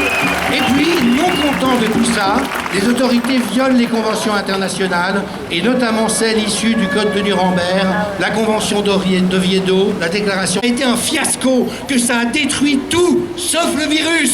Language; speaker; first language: French; native; French